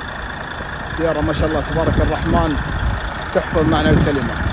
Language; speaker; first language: Arabic; native; Arabic